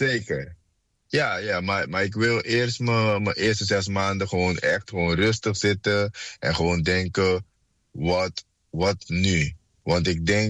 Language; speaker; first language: Dutch; non-native, fluent; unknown